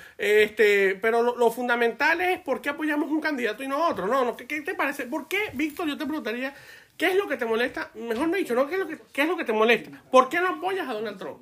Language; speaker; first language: Spanish; native; Spanish